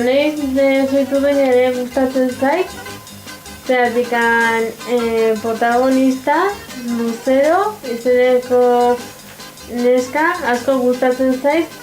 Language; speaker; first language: Basque; non-native, local second language; Spanish